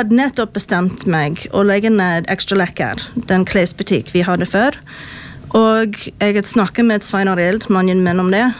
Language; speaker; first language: Swedish; non-native, fluent; English